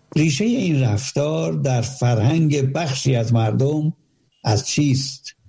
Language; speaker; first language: Persian; native; Persian